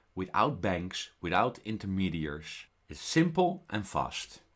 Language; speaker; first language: English; non-native, fluent; Dutch